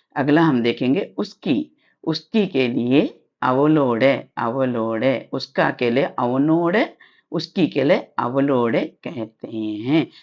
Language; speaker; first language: Hindi; non-native, local second language; Tamil